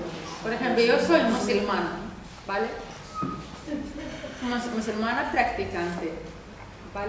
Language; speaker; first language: Spanish; non-native, learner; Arabic